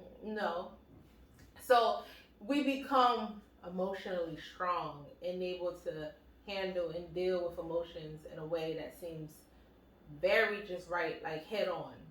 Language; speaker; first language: English; native; English